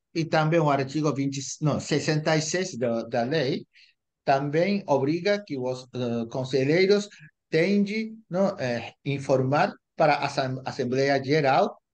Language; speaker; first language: Portuguese; non-native, fluent; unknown